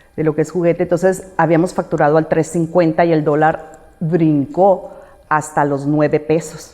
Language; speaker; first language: Spanish; native; Spanish